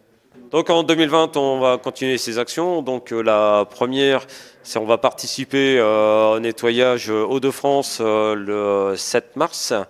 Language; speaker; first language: French; native; French